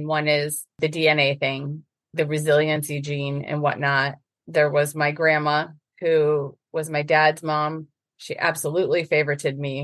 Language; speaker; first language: English; native; English